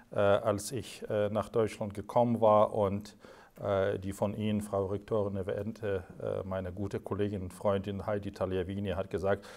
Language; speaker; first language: German; non-native, fluent; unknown